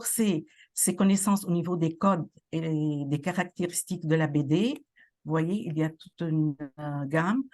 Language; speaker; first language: French; non-native, local second language; Arabic